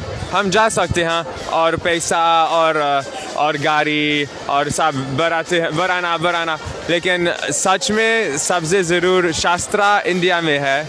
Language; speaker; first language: Hindi; non-native, learner; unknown